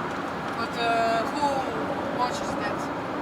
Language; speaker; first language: English; non-native, fluent; Croatian